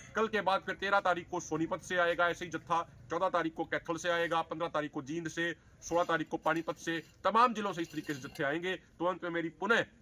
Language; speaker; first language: Hindi; native; Hindi